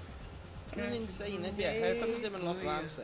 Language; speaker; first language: Welsh; native; Welsh